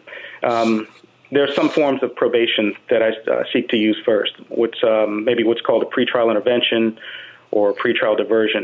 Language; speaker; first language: English; native; English